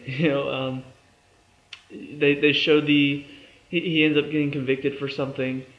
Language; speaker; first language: English; native; English